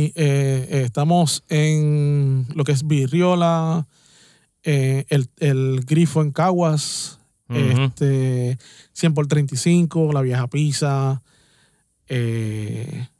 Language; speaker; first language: Spanish; native; Spanish